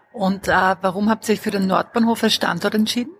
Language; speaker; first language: German; native; German